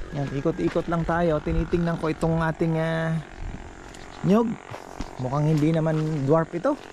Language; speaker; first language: Filipino; native; Filipino